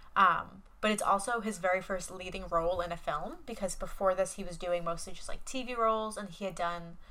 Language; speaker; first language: English; native; English